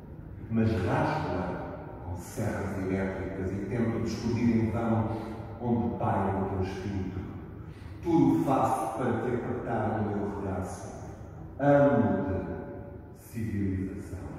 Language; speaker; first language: Portuguese; native; Portuguese